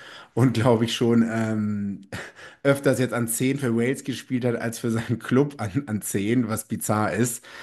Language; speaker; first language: German; native; German